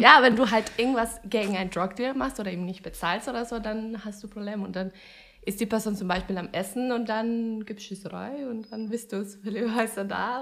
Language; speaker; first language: German; non-native, fluent; Spanish